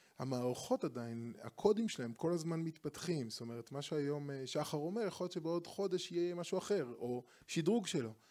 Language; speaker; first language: Hebrew; native; Hebrew